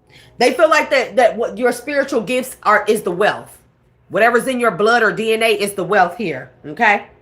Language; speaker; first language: English; native; English